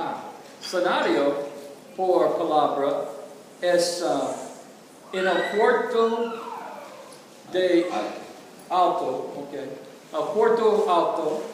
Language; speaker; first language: Spanish; non-native, learner; English